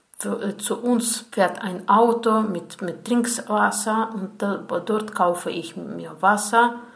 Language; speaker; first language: German; non-native, fluent; Russian